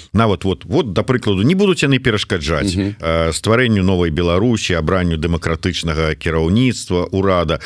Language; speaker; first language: Belarusian; native; Belarusian